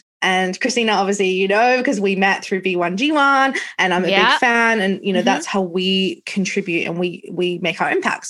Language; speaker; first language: English; native; English